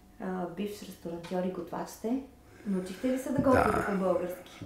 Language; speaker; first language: Bulgarian; native; Bulgarian